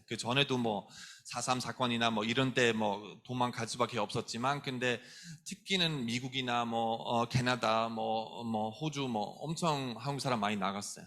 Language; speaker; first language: Korean; non-native, fluent; German